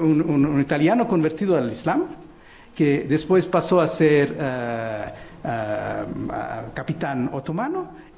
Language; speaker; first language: Spanish; non-native, fluent; Portuguese